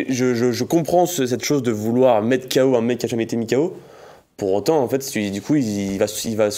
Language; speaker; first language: French; native; French